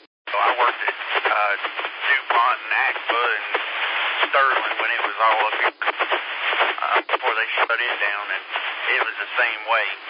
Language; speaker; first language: English; native; English